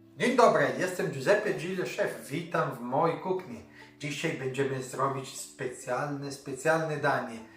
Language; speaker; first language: Polish; non-native, learner; Italian